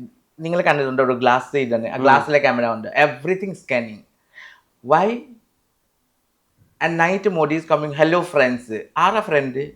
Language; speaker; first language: Malayalam; non-native, local second language; Assamese